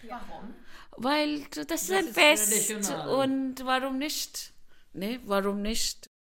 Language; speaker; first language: German; non-native, learner; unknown